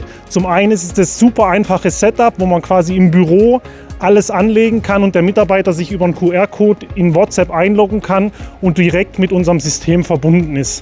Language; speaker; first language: German; native; German